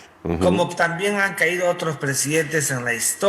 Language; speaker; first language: Spanish; native; Spanish